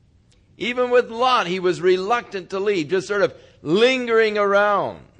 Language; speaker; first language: English; native; English